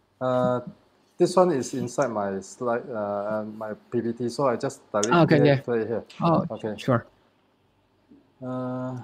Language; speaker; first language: English; non-native, learner; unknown